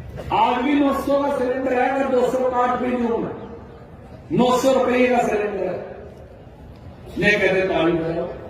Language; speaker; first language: Hindi; native; Hindi